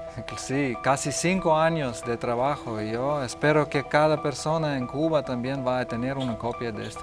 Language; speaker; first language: Spanish; non-native, learner; Lithuanian